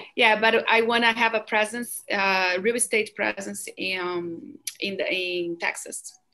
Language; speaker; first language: English; non-native, fluent; Portuguese